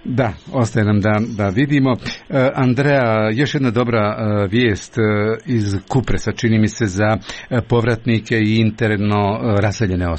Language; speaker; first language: Croatian; native; Croatian